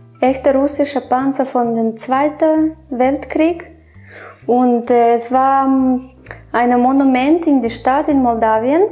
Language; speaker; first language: German; non-native, fluent; Romanian